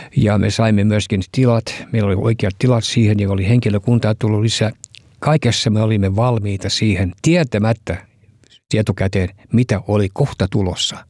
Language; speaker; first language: Finnish; early bilingual, heritage; Finnish